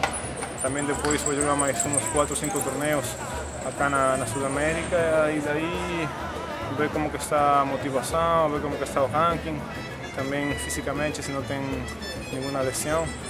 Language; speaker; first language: Portuguese; non-native, fluent; Spanish